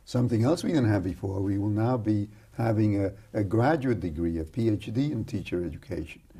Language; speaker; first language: English; early bilingual, other home language; Spanish